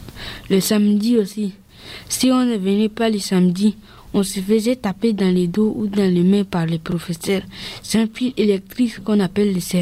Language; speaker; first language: French; non-native, learner; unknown